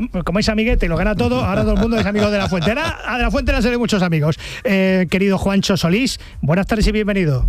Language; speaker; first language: Spanish; native; Spanish